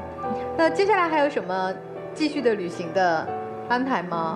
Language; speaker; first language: Chinese; native; Chinese